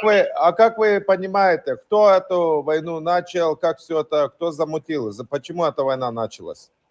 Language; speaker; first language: Russian; non-native, fluent; Lithuanian